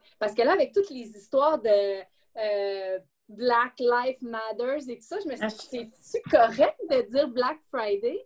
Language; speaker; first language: French; native; French